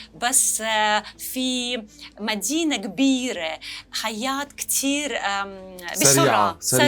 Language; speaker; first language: Arabic; non-native, learner; Russian